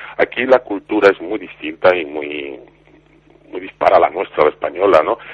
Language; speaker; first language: Spanish; native; Spanish